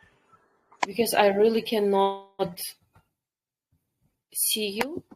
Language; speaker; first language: English; non-native, fluent; Kyrgyz